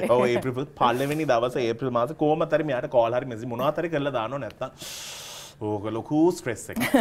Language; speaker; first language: Sinhala; non-native, local second language; English